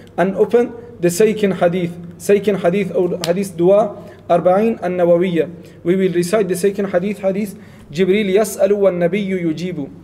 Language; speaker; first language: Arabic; non-native, fluent; Malay